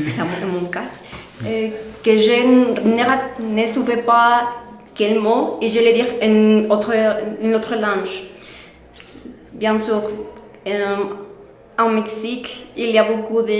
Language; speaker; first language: French; non-native, learner; Spanish